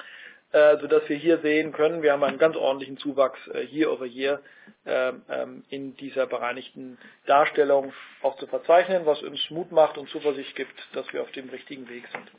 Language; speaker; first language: German; native; German